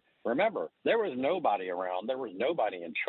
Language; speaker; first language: English; native; English